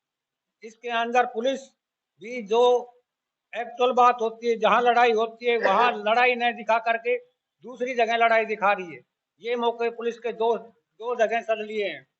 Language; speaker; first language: Hindi; native; Hindi